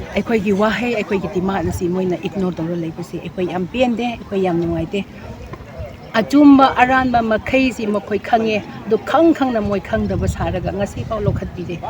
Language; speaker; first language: Manipuri; non-native, local second language; Rongmei Naga